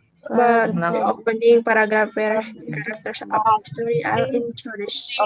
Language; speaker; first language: English; non-native, learner; Indonesian